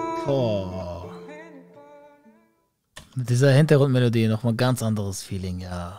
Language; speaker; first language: German; native; German